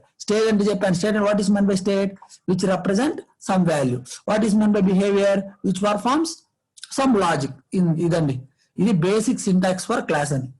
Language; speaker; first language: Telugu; native; Telugu